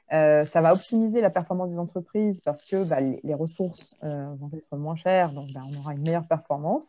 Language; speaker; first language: French; native; French